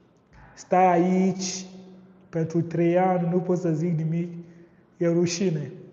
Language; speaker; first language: Romanian; non-native, learner; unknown